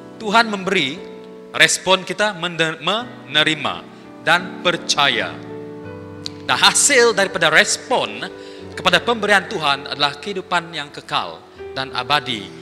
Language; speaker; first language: Malay; non-native, local second language; Iban